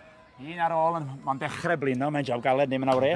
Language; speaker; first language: Welsh; native; Welsh